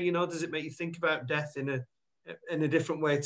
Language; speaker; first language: English; native; English